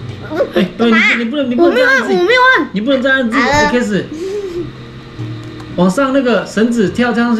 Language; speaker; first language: Chinese; native; Chinese